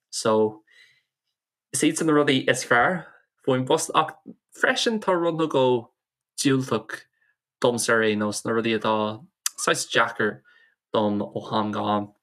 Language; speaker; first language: Irish; non-native, local second language; English